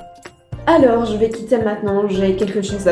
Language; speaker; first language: French; non-native, learner; Persian